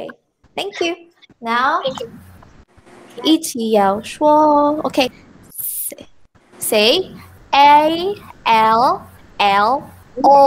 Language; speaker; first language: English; non-native, fluent; Chinese